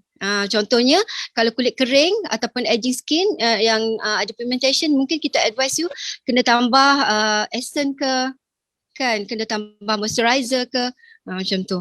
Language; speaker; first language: Malay; native; Malay